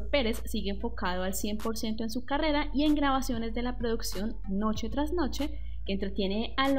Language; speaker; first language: Spanish; native; Spanish